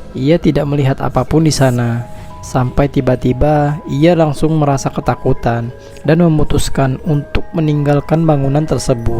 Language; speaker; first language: Indonesian; native; Indonesian